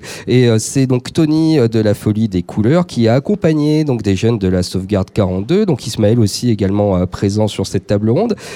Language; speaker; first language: French; native; French